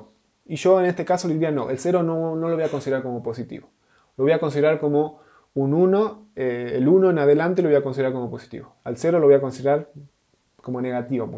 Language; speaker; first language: Spanish; native; Spanish